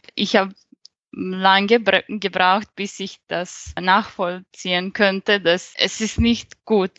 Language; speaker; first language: German; non-native, fluent; Serbian